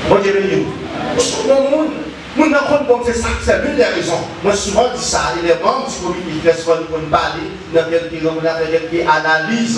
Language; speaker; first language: French; non-native, learner; Haitian Creole